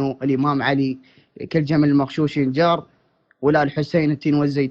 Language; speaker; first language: Arabic; native; Arabic